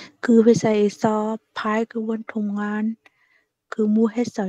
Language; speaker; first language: Korean; non-native, learner; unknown